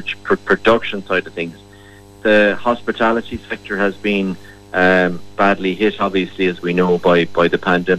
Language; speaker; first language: English; native; English